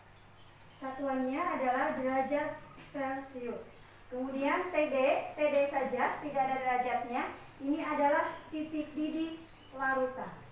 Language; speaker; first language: Indonesian; native; Indonesian